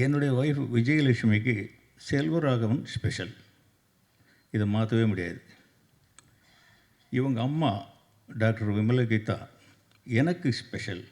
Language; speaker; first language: Tamil; native; Tamil